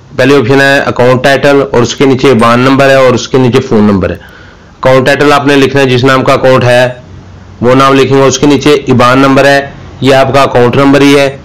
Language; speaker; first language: Urdu; non-native, local second language; Punjabi